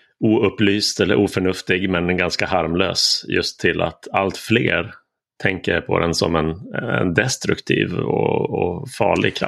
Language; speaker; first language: Swedish; native; Swedish